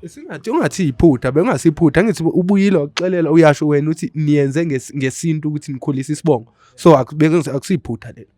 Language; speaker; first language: Zulu; non-native, local second language; Xhosa